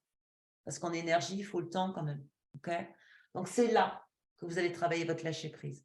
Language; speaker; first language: French; native; French